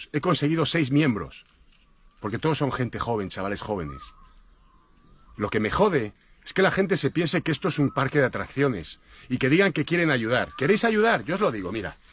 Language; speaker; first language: Spanish; native; Spanish